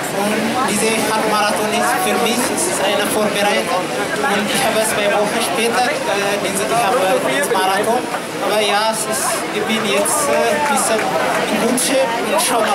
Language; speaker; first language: German; non-native, learner; Amharic